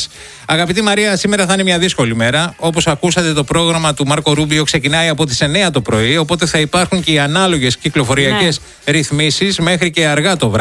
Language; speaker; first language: Greek; native; Greek